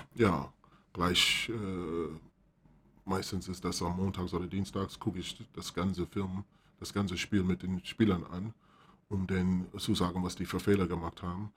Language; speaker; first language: German; non-native, fluent; English